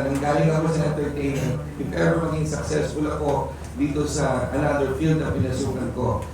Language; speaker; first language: English; non-native, local second language; Filipino